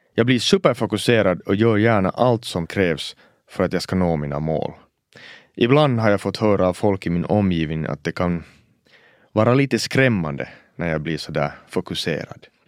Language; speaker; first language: Swedish; native; Swedish